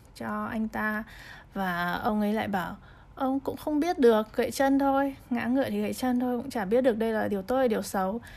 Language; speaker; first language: Vietnamese; early bilingual, heritage; Vietnamese